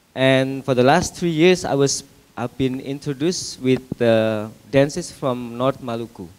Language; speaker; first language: English; non-native, fluent; Indonesian